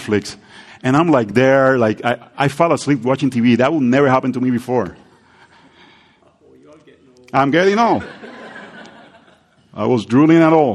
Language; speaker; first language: English; non-native, fluent; Spanish